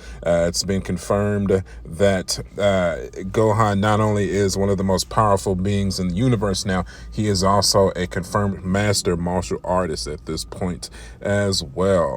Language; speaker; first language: English; native; English